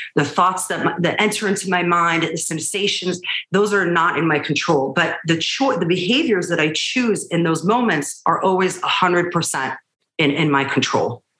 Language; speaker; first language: English; early bilingual, other home language; Hebrew